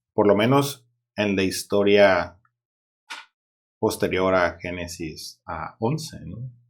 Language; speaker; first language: Spanish; native; Spanish